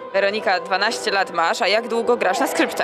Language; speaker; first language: Polish; native; Polish